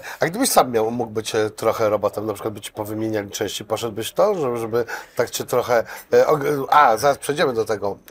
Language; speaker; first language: Polish; native; Polish